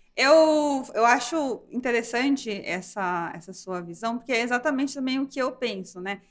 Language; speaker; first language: Portuguese; native; Portuguese